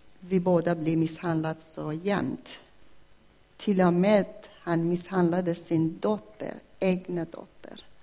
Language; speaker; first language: Swedish; non-native, fluent; Persian